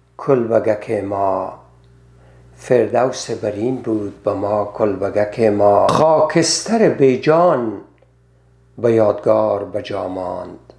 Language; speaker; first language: Persian; native; Persian